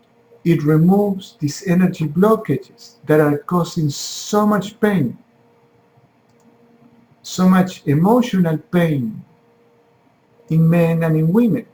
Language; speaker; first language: English; non-native, fluent; Spanish